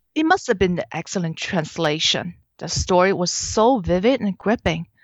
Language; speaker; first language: English; non-native, fluent; Chinese